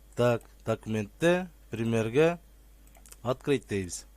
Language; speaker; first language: Russian; non-native, local second language; Kyrgyz